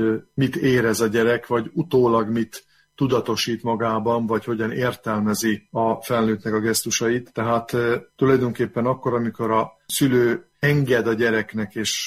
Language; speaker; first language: Hungarian; native; Hungarian